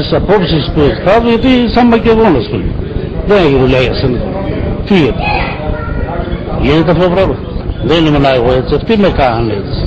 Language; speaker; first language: Greek; non-native, local second language; Macedonian